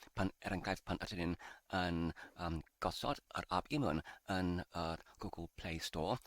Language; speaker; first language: Welsh; non-native, learner; English